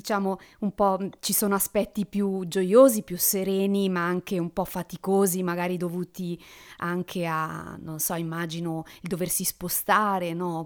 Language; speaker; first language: Italian; native; Italian